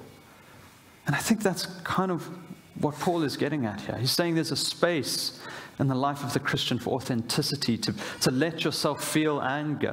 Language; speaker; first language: English; native; English